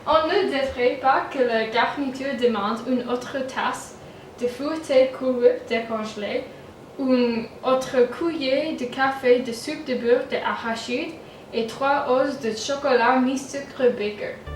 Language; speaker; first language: French; non-native, learner; English